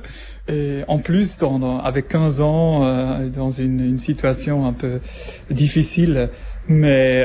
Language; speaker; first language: French; non-native, learner; German